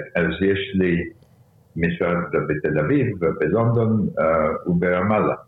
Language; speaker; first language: Hebrew; early bilingual, other home language; Arabic